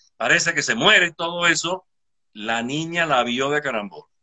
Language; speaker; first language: Spanish; native; Spanish